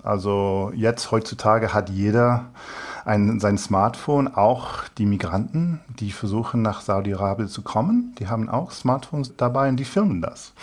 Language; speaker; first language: German; non-native, fluent; English